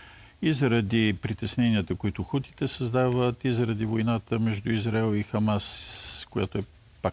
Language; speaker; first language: Bulgarian; native; Bulgarian